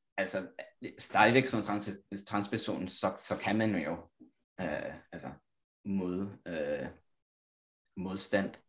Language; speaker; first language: Danish; non-native, fluent; Italian